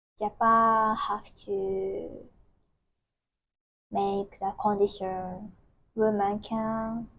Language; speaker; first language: English; non-native, learner; Japanese